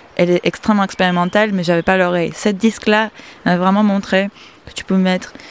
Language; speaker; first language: French; non-native, fluent; English